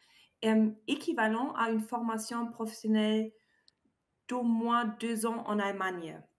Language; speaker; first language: French; non-native, learner; German